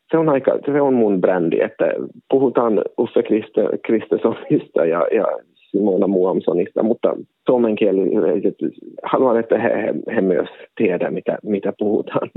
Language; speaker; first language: Finnish; non-native, local second language; Swedish